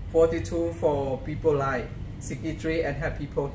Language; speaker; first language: English; non-native, learner; Thai